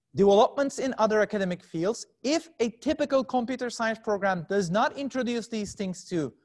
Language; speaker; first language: English; non-native, fluent; Turkish